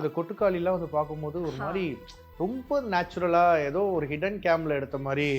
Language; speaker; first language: Tamil; native; Tamil